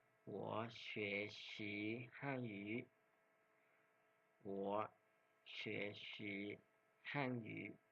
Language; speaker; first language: Chinese; non-native, fluent; Hmong